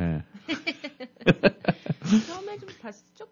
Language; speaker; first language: Korean; non-native, learner; English